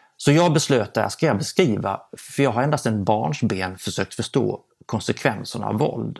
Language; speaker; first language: Swedish; native; Swedish